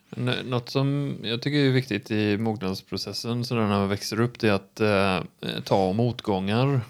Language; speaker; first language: Swedish; native; Swedish